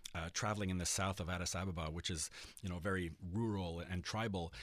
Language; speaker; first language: English; native; English